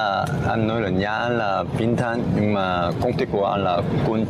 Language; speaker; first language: Vietnamese; non-native, learner; Korean